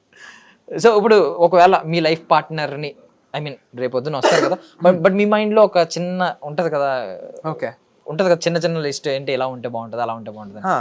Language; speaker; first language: Telugu; native; Telugu